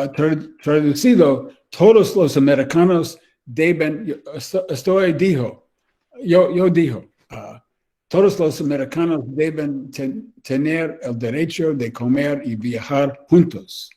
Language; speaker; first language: Spanish; non-native, learner; English